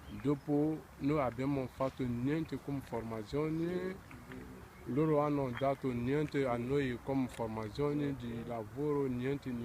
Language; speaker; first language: Italian; non-native, learner; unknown